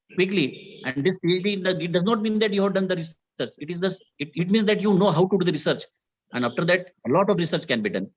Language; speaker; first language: English; non-native, local second language; Marathi